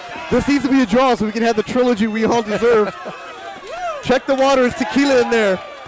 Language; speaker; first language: English; native; English